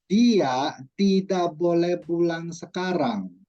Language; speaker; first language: Indonesian; non-native, fluent; Chinese